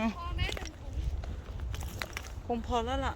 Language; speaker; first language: Korean; non-native, fluent; Thai